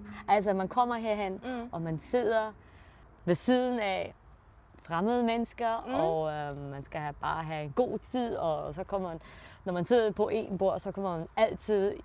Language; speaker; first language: Danish; early bilingual, heritage; German